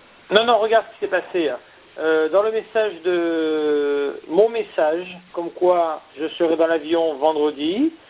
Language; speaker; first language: French; native; French